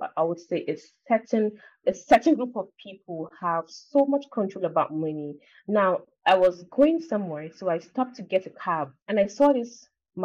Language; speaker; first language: English; non-native, local second language; Igbo